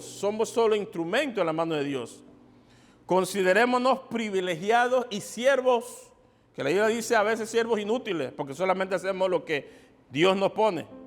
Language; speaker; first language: Spanish; native; Spanish